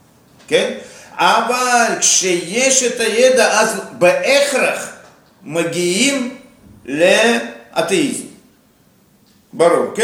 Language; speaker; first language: Hebrew; non-native, fluent; Russian